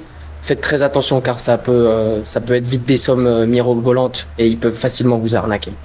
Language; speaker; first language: French; native; French